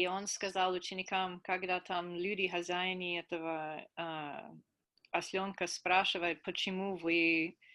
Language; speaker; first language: Russian; non-native, fluent; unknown